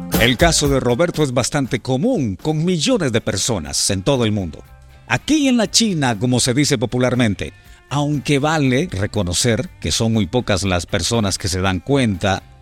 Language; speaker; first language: Spanish; native; Spanish